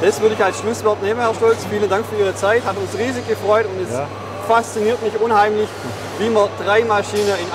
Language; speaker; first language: German; native; German